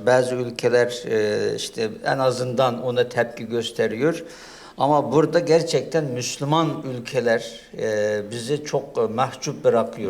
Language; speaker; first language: Turkish; non-native, fluent; Uyghur